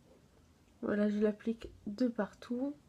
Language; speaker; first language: French; native; French